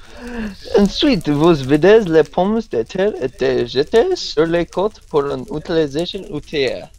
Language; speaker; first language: French; non-native, learner; English